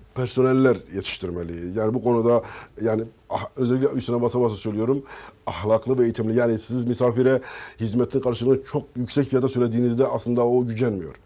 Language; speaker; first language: Turkish; non-native, local second language; Kurdish